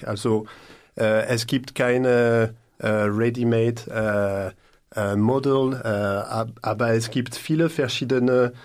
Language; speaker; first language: German; non-native, learner; French